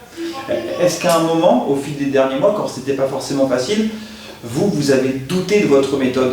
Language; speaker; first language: French; native; French